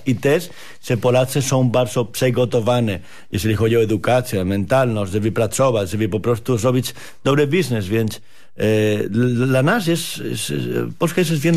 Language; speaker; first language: Polish; non-native, fluent; Spanish